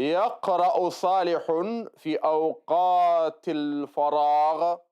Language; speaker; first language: Arabic; non-native, fluent; English